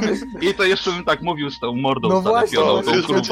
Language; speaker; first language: Polish; native; Polish